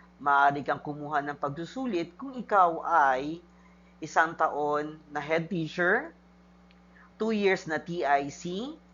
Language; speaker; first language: Filipino; native; Filipino